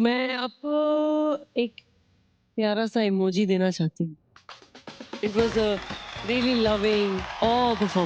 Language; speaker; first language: Hindi; native; Hindi